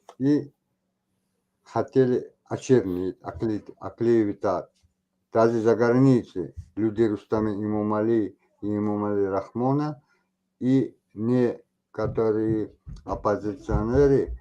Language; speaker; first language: Russian; non-native, local second language; Tajik